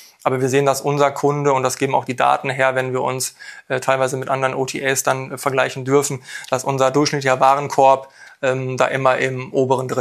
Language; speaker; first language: German; native; German